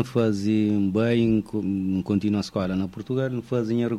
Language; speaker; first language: Portuguese; non-native, local second language; Kabuverdianu